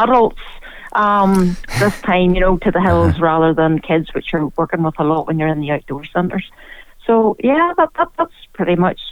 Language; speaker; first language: English; native; English